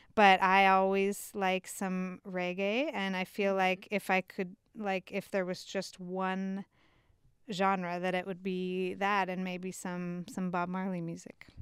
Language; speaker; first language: English; native; English